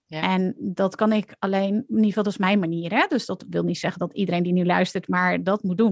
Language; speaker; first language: Dutch; native; Dutch